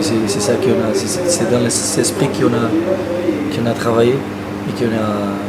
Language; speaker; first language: French; non-native, fluent; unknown